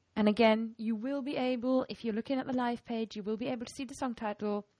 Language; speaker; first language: English; non-native, fluent; German